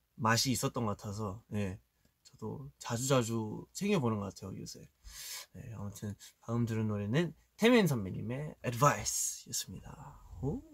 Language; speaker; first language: Korean; early bilingual, heritage; Korean